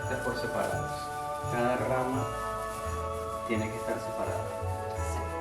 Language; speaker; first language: Spanish; native; Spanish